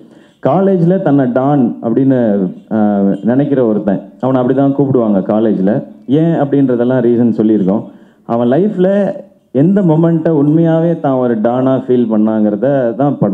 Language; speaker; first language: Tamil; native; Tamil